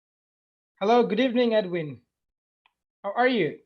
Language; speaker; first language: English; non-native, fluent; Spanish